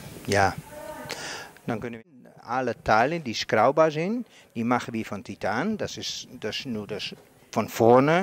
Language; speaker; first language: German; non-native, learner; Dutch